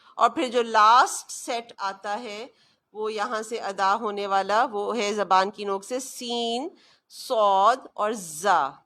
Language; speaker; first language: Urdu; native; Urdu